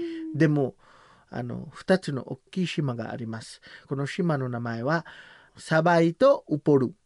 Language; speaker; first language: Japanese; non-native, learner; Samoan